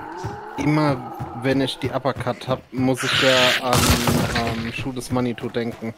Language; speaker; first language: German; native; German